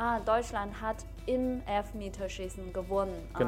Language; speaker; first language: German; non-native, fluent; Chinese